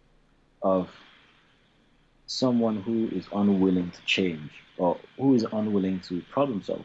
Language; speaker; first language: English; non-native, local second language; Yoruba